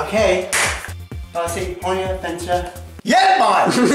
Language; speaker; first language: Danish; non-native, fluent; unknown